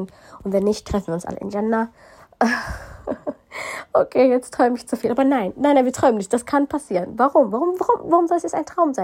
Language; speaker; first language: German; early bilingual, other home language; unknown